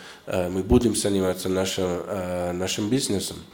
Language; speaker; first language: Russian; non-native, fluent; German